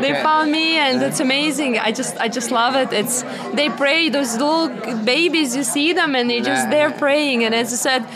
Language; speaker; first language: English; non-native, fluent; Lithuanian